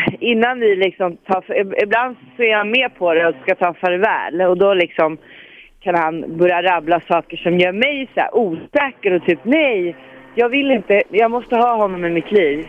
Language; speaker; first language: Swedish; native; Swedish